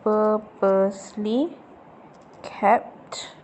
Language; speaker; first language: English; non-native, local second language; Malay